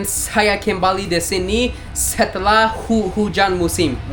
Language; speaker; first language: Indonesian; non-native, learner; English